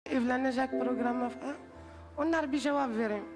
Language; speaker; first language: Turkish; non-native, learner; Arabic